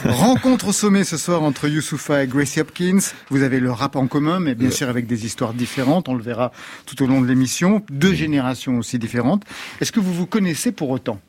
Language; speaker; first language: French; native; French